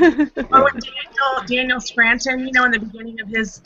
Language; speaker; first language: English; native; English